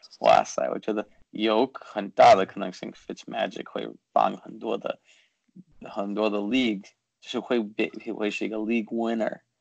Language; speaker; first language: Chinese; early bilingual, heritage; Chinese